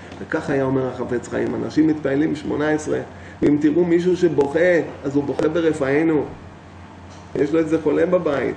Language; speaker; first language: Hebrew; native; Hebrew